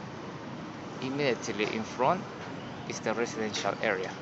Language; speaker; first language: English; non-native, learner; Spanish